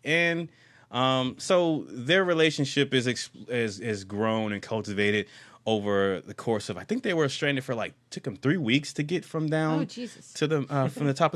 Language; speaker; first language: English; native; English